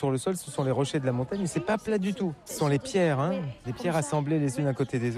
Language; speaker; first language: French; native; French